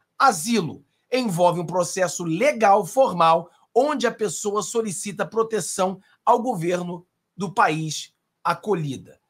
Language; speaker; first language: Portuguese; non-native, fluent; Spanish